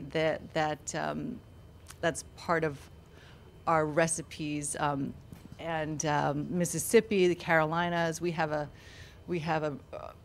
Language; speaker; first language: English; native; English